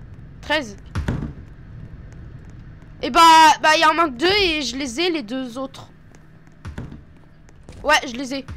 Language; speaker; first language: French; native; French